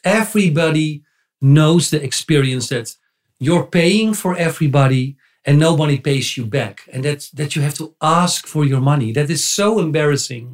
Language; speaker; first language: English; non-native, fluent; Dutch